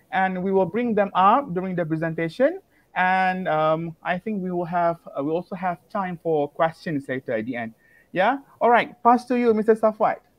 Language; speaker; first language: English; non-native, local second language; Malay